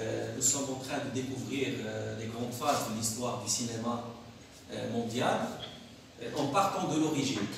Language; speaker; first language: French; non-native, local second language; Arabic